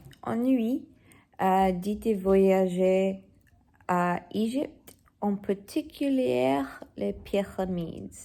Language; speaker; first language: French; non-native, learner; English